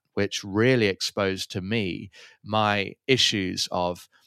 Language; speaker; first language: English; native; English